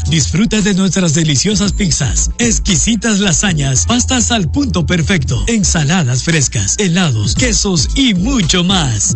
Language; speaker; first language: Spanish; native; Spanish